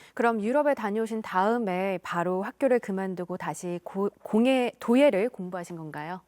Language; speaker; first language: Korean; native; Korean